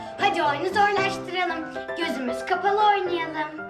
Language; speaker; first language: Turkish; early bilingual, heritage; Turkish